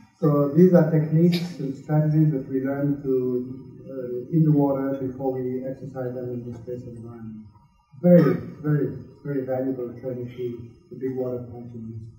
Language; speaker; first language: English; non-native, fluent; French